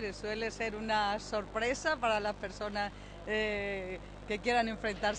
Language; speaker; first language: Spanish; native; Spanish